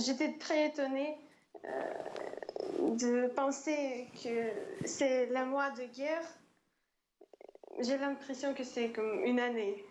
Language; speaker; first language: French; non-native, fluent; Ukrainian